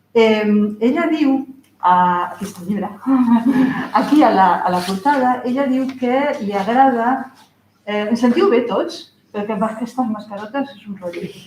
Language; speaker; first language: Catalan; non-native, local second language; Spanish